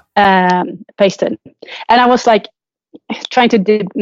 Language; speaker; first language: English; non-native, fluent; Norwegian